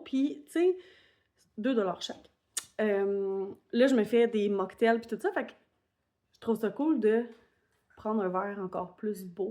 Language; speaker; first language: French; native; French